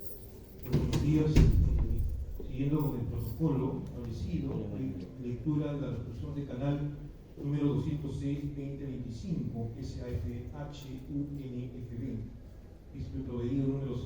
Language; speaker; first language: Spanish; native; Spanish